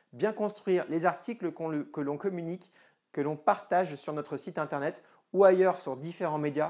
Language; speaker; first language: French; native; French